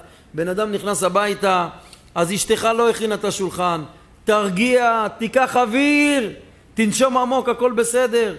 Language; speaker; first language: Hebrew; native; Hebrew